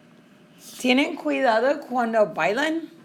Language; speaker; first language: Spanish; non-native, fluent; English